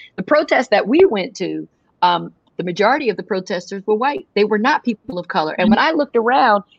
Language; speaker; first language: English; native; English